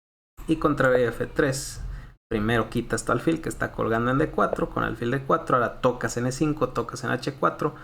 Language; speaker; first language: Spanish; native; Spanish